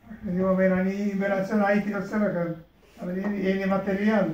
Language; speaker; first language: Hebrew; early bilingual, other home language; Hungarian